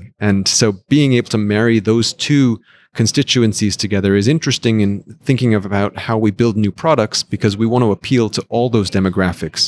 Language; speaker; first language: English; native; English